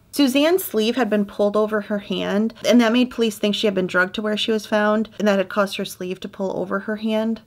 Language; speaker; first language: English; native; English